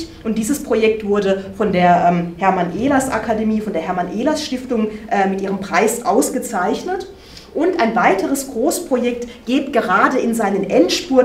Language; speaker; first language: German; native; German